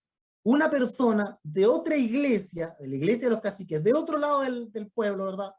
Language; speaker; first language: Spanish; native; Spanish